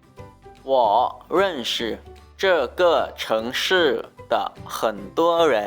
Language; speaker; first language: Chinese; non-native, learner; Lao